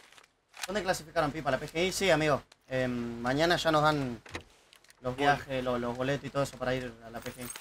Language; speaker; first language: Spanish; native; Spanish